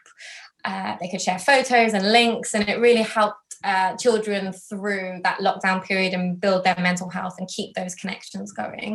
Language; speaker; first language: English; native; English